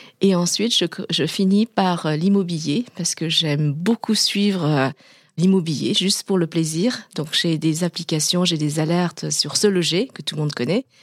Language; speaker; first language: French; early bilingual, other home language; Vietnamese